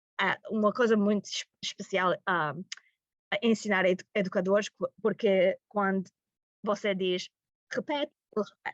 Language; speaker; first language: Portuguese; early bilingual, heritage; Portuguese